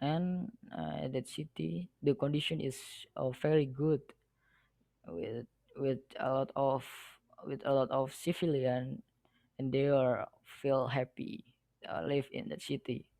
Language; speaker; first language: English; non-native, learner; Indonesian